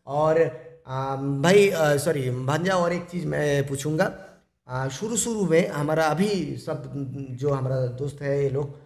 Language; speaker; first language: Hindi; non-native, local second language; Bangla